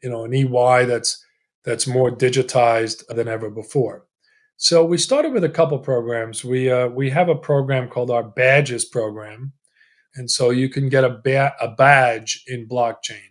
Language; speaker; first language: English; early bilingual, other home language; Italian